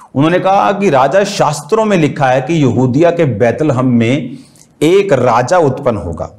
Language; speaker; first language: Hindi; native; Hindi